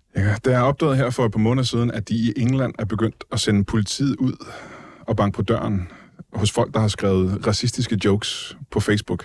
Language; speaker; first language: Danish; native; Danish